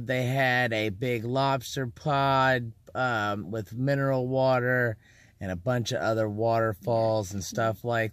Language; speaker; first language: English; native; English